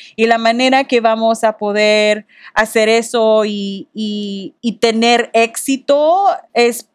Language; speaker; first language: Spanish; early bilingual, heritage; Spanish